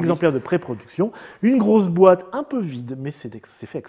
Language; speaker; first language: French; native; French